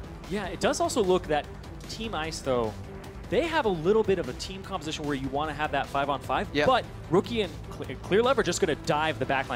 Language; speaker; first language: English; native; English